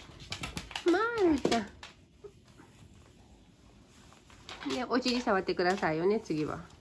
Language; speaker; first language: Japanese; native; Japanese